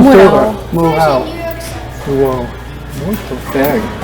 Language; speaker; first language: Portuguese; non-native, learner; English